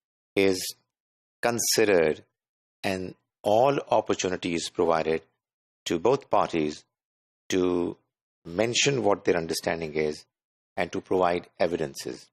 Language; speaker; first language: English; non-native, local second language; Urdu